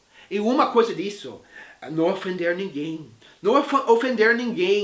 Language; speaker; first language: Portuguese; non-native, fluent; English